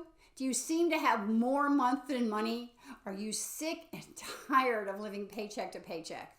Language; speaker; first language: English; native; English